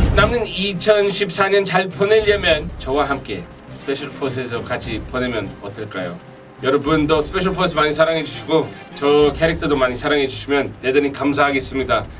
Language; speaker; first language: Korean; non-native, fluent; English